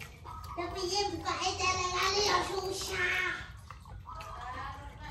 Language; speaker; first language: Indonesian; non-native, local second language; Javanese